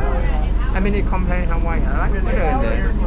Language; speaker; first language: English; non-native, learner; Thai